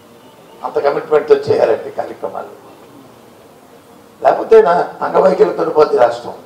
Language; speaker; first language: Telugu; native; Telugu